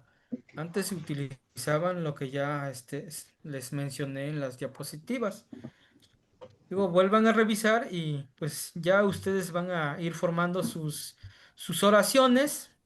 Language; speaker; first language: Spanish; native; Spanish